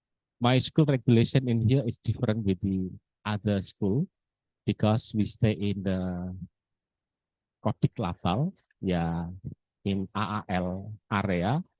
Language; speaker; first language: English; non-native, learner; Indonesian